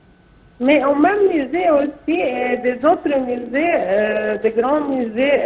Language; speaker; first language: French; non-native, fluent; Arabic